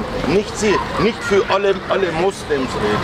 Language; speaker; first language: German; non-native, learner; Turkish